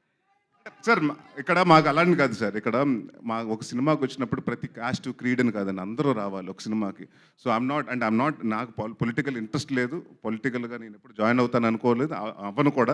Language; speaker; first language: Telugu; native; Telugu